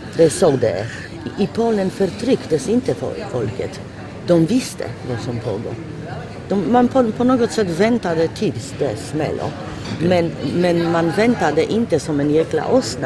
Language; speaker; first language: Swedish; non-native, fluent; Polish